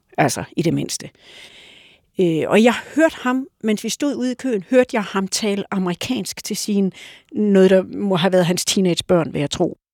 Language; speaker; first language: Danish; native; Danish